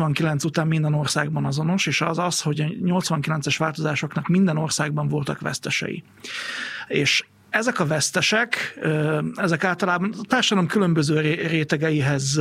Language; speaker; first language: Hungarian; native; Hungarian